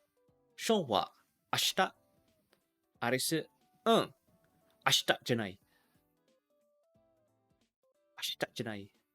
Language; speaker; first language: Japanese; non-native, learner; English